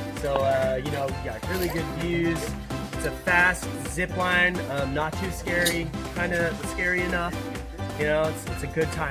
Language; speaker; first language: English; native; English